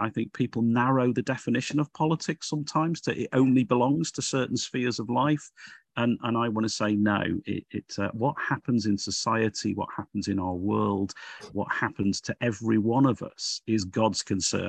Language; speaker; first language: English; native; English